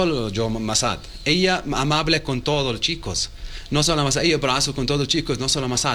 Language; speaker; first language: Spanish; non-native, learner; Arabic